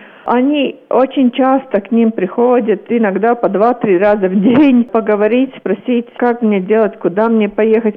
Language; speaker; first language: Russian; non-native, local second language; Latvian